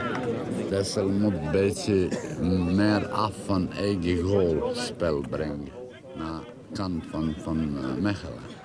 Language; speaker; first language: Dutch; non-native, learner; Croatian